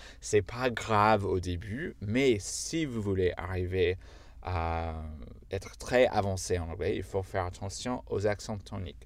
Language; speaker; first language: French; non-native, fluent; English